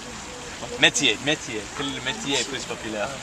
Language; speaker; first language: French; non-native, learner; English